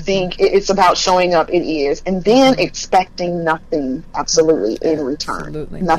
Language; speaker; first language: English; native; English